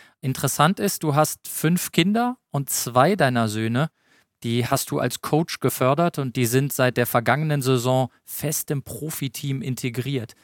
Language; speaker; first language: German; native; German